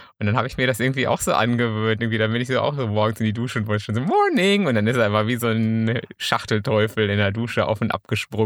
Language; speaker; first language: German; native; German